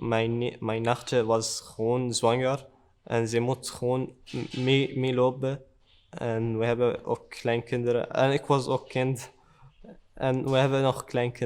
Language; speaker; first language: Dutch; early bilingual, other home language; Arabic